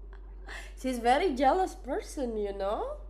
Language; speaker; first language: English; non-native, fluent; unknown